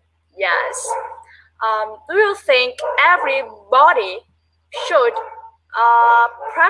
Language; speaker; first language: English; non-native, learner; Vietnamese